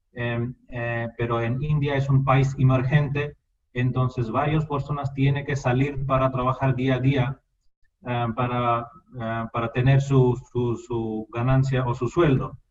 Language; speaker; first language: Spanish; non-native, fluent; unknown